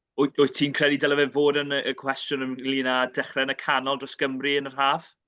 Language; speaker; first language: Welsh; native; Welsh